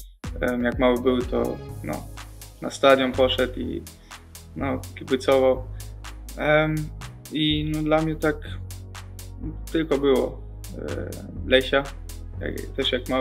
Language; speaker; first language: Polish; early bilingual, heritage; German